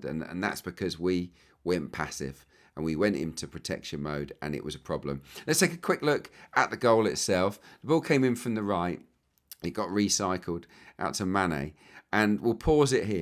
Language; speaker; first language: English; native; English